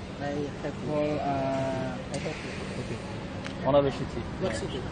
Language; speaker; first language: English; non-native, learner; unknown